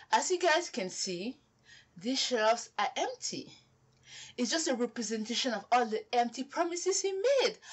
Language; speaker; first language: English; non-native, local second language; French